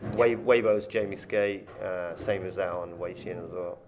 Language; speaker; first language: English; native; English